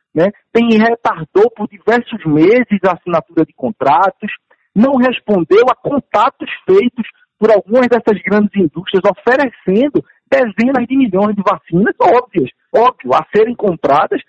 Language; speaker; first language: Portuguese; native; Portuguese